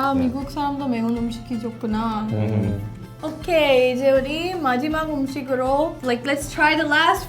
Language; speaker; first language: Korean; non-native, fluent; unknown